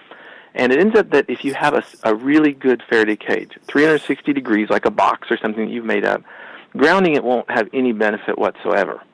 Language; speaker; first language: English; native; English